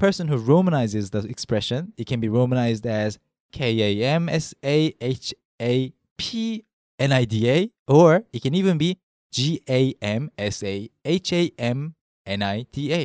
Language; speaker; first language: English; non-native, fluent; Korean